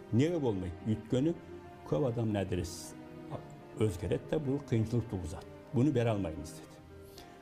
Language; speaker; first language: Kazakh; early bilingual, heritage; Kazakh